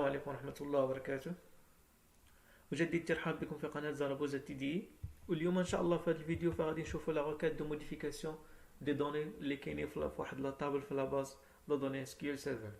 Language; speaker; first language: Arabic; native; Arabic